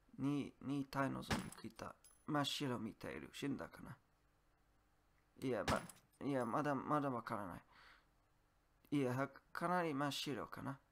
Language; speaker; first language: Japanese; non-native, learner; English